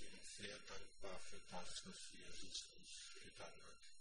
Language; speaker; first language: German; non-native, fluent; Portuguese